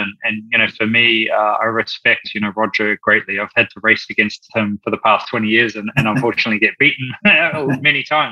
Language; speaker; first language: English; native; English